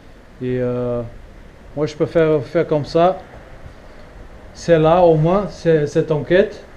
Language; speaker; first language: French; non-native, fluent; Portuguese